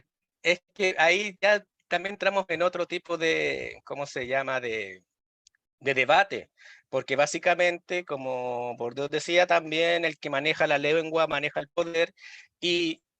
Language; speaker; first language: Spanish; native; Spanish